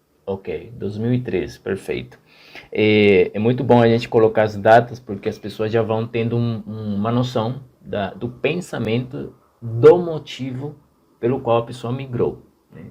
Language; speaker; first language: Portuguese; non-native, fluent; Spanish